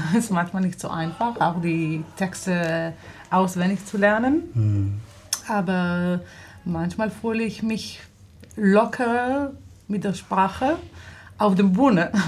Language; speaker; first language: German; non-native, fluent; Hebrew